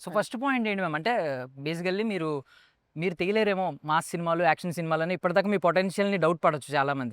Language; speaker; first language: Telugu; native; Telugu